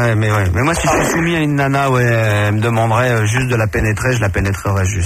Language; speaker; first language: French; native; French